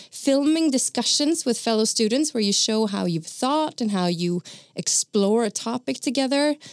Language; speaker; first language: English; non-native, fluent; Norwegian